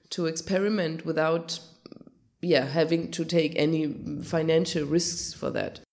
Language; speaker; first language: English; non-native, fluent; German